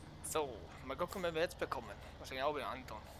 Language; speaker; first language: German; native; German